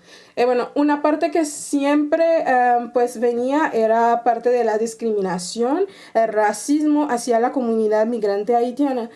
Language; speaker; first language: Spanish; non-native, fluent; Haitian Creole